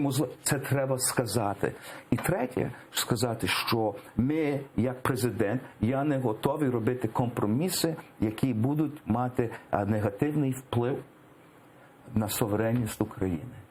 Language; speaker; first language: Ukrainian; early bilingual, heritage; English